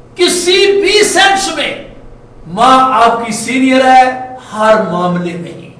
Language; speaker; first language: Urdu; non-native, local second language; Punjabi